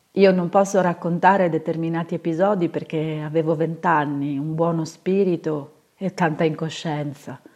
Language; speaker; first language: Italian; native; Italian